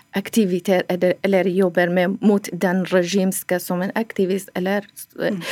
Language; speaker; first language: Norwegian; non-native, learner; Persian